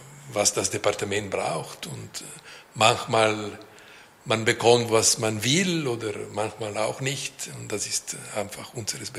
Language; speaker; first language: German; non-native, local second language; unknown